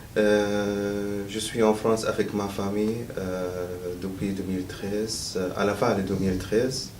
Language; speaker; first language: French; non-native, learner; Arabic